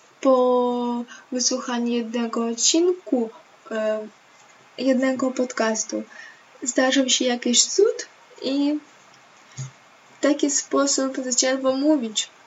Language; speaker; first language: Polish; non-native, learner; Ukrainian